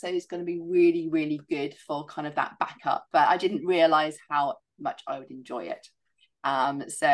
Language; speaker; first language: English; native; English